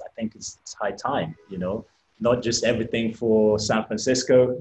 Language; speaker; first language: English; native; English